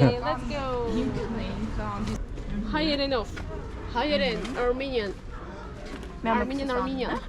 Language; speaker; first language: English; non-native, learner; Armenian